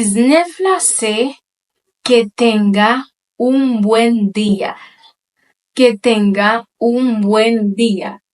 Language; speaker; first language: Spanish; non-native, fluent; Haitian Creole